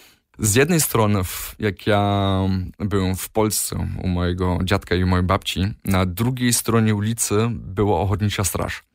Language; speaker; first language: Polish; early bilingual, heritage; Polish